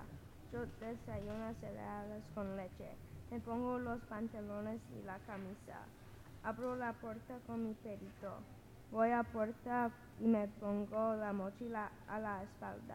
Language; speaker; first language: Spanish; non-native, learner; English